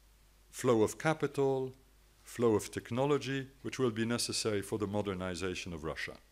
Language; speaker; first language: English; non-native, fluent; French